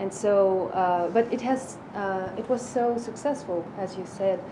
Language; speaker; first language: English; non-native, fluent; French